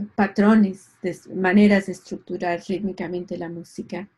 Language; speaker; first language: Spanish; native; Spanish